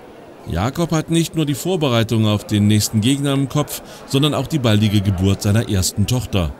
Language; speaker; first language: German; native; German